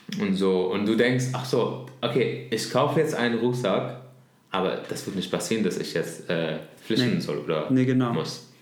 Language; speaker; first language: German; non-native, fluent; Arabic